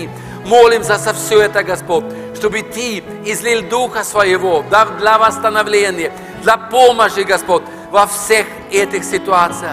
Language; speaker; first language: Russian; non-native, fluent; Norwegian